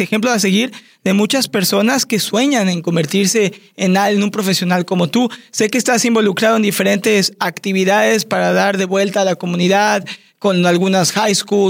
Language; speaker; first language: Spanish; native; Spanish